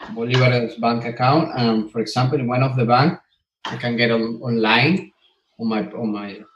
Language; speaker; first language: English; non-native, learner; Spanish